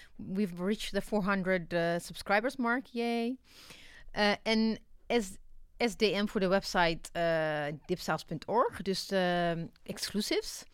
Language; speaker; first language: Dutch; non-native, fluent; Amharic